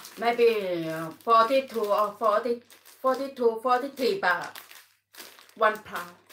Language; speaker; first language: English; non-native, learner; Thai